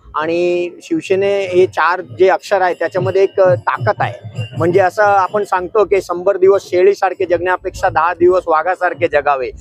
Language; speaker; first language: Marathi; non-native, local second language; Hindi